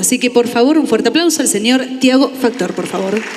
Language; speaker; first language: Spanish; native; Spanish